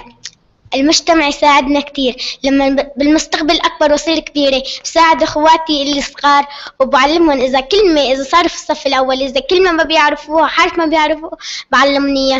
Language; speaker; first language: Arabic; native; Arabic